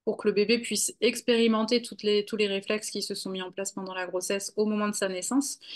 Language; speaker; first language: French; native; French